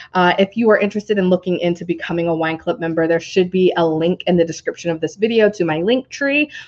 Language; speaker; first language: English; native; English